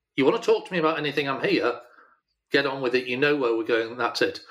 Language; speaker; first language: English; native; English